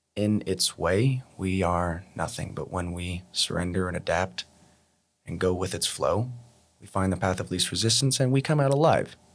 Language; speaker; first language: English; native; English